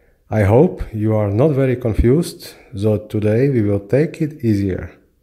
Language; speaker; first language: English; non-native, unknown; Slovak